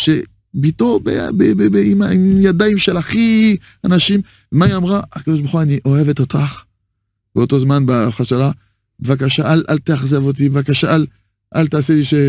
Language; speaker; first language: Hebrew; non-native, fluent; French